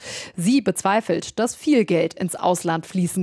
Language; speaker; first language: German; native; German